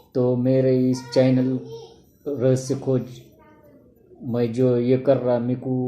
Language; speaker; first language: Hindi; non-native, local second language; Marathi